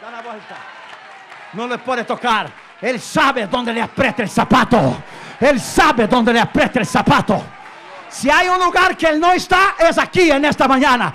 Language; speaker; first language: Spanish; non-native, fluent; Portuguese